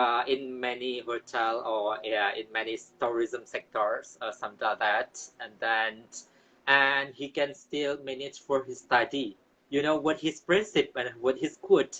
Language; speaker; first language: English; non-native, local second language; Indonesian